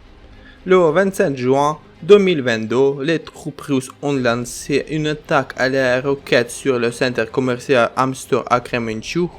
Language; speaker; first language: French; non-native, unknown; Ukrainian